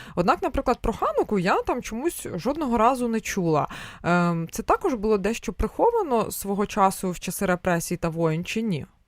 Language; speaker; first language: Ukrainian; native; Ukrainian